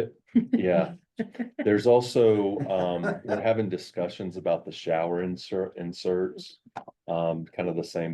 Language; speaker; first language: English; native; English